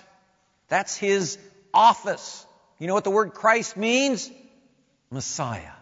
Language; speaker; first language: English; native; English